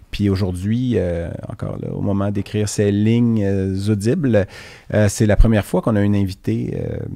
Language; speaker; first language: French; native; French